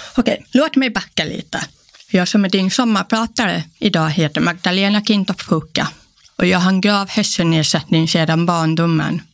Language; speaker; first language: Swedish; non-native, local second language; Polish